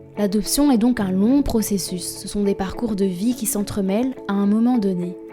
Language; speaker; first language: French; native; French